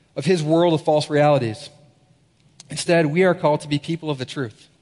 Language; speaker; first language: English; native; English